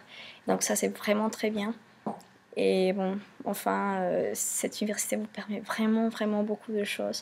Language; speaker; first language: French; non-native, fluent; Spanish